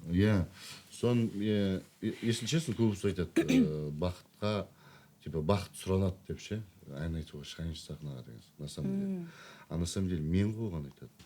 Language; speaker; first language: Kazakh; native; Kazakh